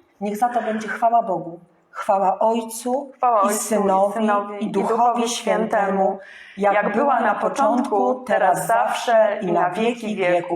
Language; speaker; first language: Polish; native; Polish